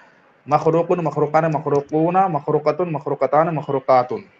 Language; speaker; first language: Arabic; non-native, learner; Urdu